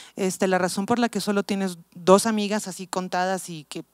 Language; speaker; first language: Spanish; native; Spanish